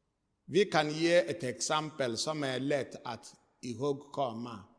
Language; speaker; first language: Swedish; non-native, fluent; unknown